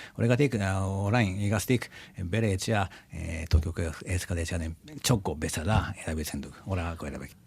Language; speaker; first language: Basque; non-native, fluent; Japanese